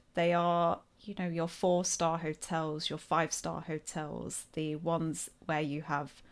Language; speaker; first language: English; native; English